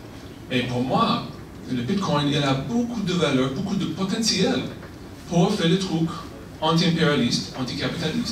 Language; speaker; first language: French; non-native, fluent; Persian